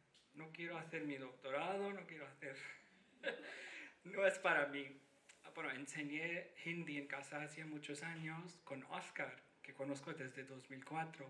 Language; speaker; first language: Spanish; non-native, fluent; Hindi